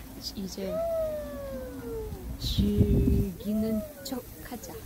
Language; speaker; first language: Korean; non-native, fluent; Russian